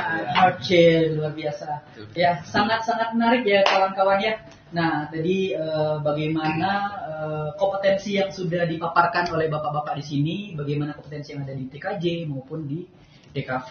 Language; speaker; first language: Indonesian; native; Indonesian